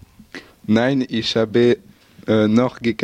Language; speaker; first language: German; non-native, learner; French